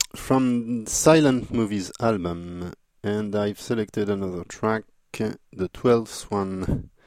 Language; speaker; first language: English; non-native, fluent; French